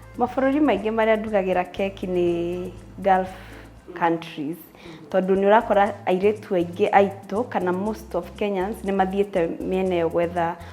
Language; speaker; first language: Kikuyu; native; Kikuyu